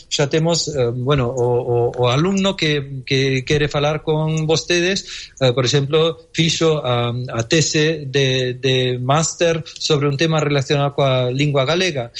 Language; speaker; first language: Galician; non-native, fluent; German